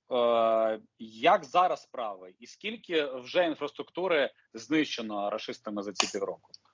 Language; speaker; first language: Ukrainian; native; Ukrainian